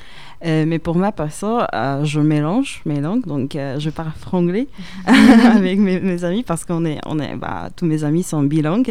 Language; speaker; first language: French; non-native, fluent; Slovak